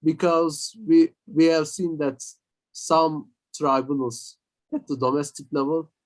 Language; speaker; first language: English; non-native, fluent; Turkish